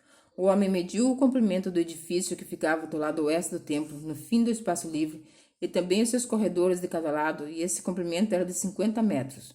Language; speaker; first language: Portuguese; native; Portuguese